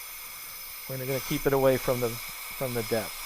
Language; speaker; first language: English; native; English